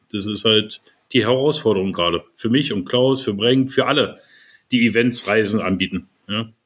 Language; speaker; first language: German; native; German